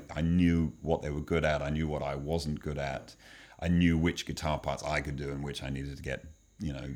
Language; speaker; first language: English; native; English